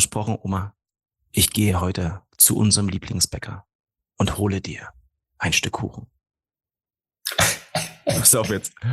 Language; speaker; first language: German; native; German